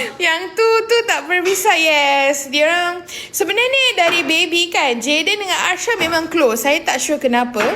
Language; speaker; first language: Malay; non-native, local second language; Tamil